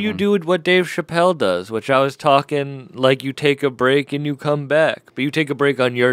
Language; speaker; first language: English; native; English